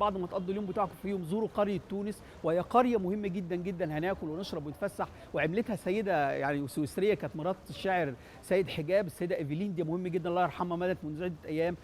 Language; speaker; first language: Egyptian Arabic; native; Egyptian Arabic